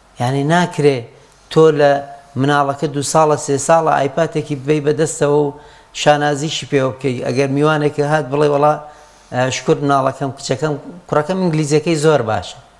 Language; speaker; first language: Central Kurdish; non-native, local second language; Gurani